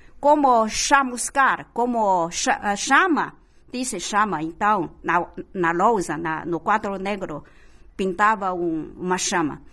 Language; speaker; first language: Portuguese; non-native, fluent; Chinese